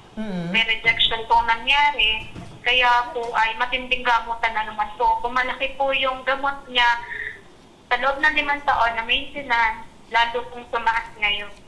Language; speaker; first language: Filipino; native; Filipino